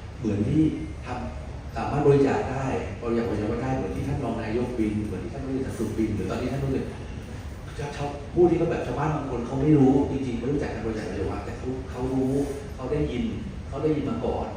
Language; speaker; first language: Thai; native; Thai